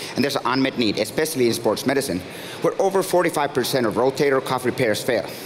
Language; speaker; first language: English; non-native, fluent; Finnish